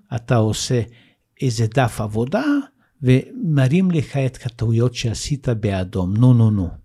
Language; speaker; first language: Hebrew; non-native, fluent; Russian